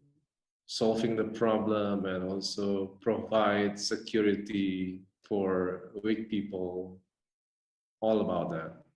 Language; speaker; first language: English; non-native, fluent; Indonesian